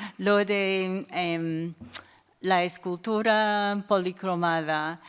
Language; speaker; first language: Spanish; non-native, fluent; English